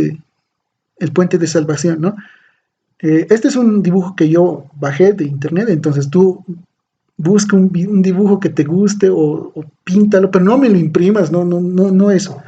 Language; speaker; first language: Spanish; native; Spanish